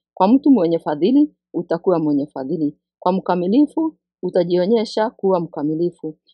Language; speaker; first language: Swahili; non-native, local second language; Kikuyu